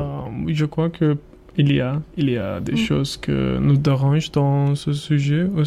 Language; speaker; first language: French; non-native, learner; Turkish